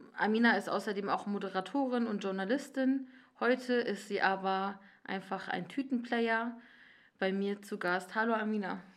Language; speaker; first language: German; early bilingual, other home language; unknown